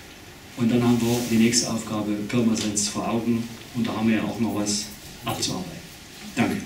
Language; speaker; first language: German; native; German